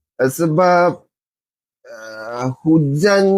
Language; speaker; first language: Malay; native; Malay